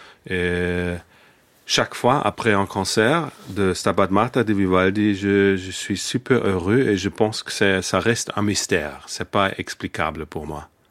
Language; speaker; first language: French; non-native, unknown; German